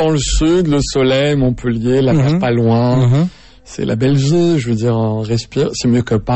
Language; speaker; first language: French; native; French